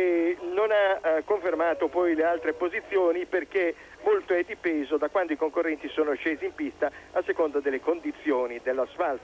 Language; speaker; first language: Italian; native; Italian